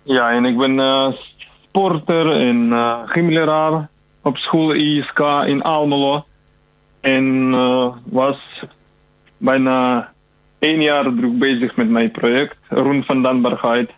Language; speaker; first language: Dutch; non-native, learner; Ukrainian